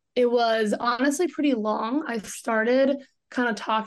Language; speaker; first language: English; native; English